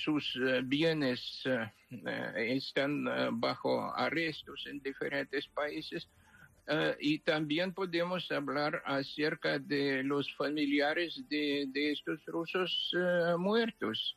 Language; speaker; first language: Spanish; non-native, fluent; Ukrainian